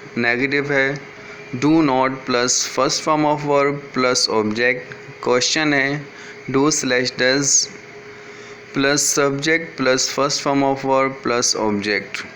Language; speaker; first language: Urdu; native; Urdu